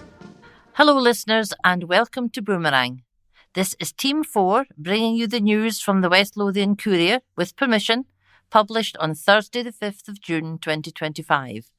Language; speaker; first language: English; native; English